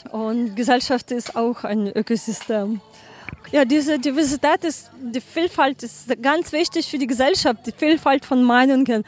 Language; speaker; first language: German; non-native, learner; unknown